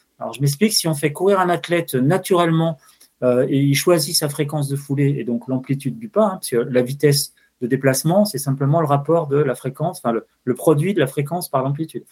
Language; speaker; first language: French; native; French